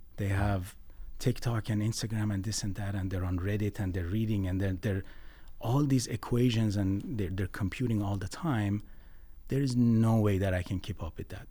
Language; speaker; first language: English; non-native, fluent; Persian